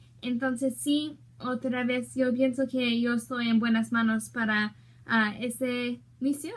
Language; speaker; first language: Spanish; non-native, learner; English